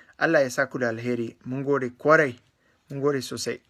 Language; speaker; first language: Hausa; non-native, learner; English